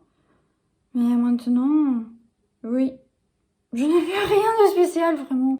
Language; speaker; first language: French; non-native, learner; English